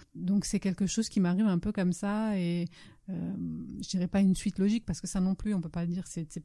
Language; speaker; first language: French; early bilingual, other home language; Italian